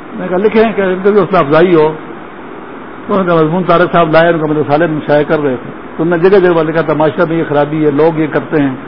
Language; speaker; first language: Urdu; non-native, local second language; Pashto